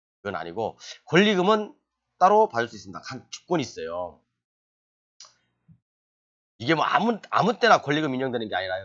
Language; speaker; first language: Korean; native; Korean